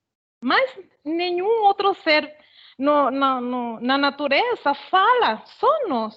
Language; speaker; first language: Portuguese; non-native, fluent; Spanish